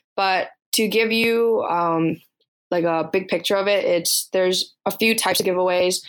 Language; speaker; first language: English; early bilingual, other home language; Chinese